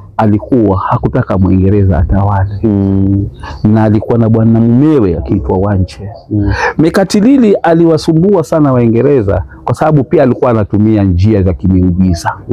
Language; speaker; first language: Swahili; non-native, local second language; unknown